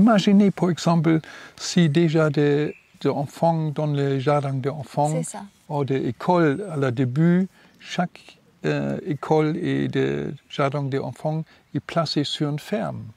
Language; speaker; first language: French; non-native, learner; German